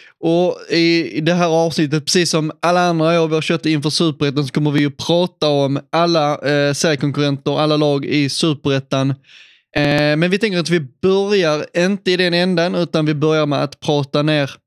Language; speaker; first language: Swedish; native; Swedish